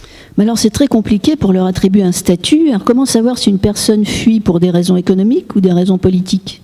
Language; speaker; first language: French; native; French